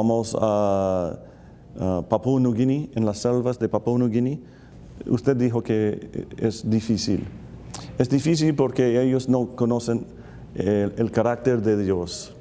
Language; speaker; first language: Spanish; non-native, fluent; English